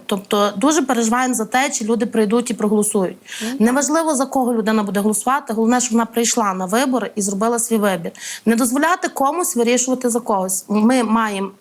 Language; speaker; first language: Ukrainian; native; Ukrainian